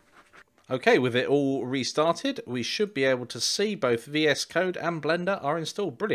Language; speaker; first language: English; native; English